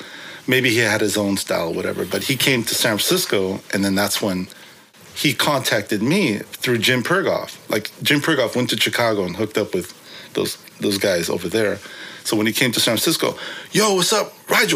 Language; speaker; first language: English; early bilingual, other home language; Korean